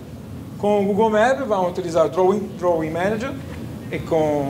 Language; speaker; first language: Portuguese; non-native, fluent; Italian